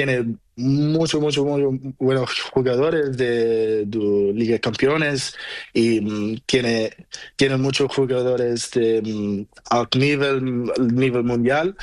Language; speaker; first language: Spanish; non-native, learner; Portuguese